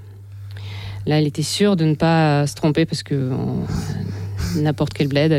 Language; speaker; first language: French; non-native, fluent; Russian